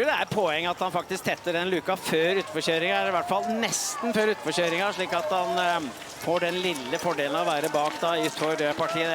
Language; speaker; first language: Norwegian; native; Norwegian